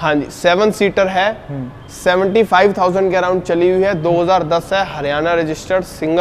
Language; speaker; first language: Hindi; native; Hindi